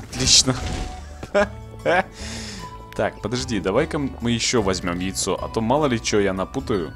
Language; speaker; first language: Russian; native; Russian